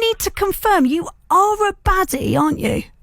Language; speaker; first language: English; native; English